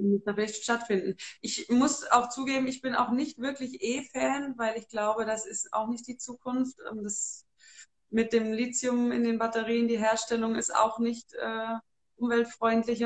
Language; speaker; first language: German; native; German